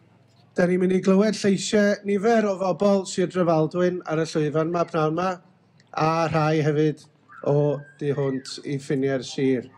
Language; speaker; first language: Welsh; native; Welsh